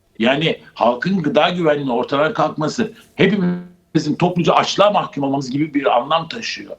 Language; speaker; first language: Turkish; native; Turkish